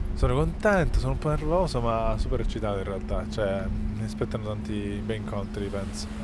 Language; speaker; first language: Italian; native; Italian